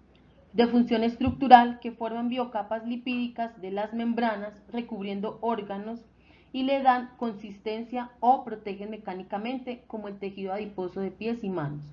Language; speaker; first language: Spanish; native; Spanish